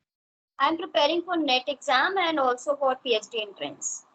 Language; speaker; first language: English; non-native, local second language; Hindi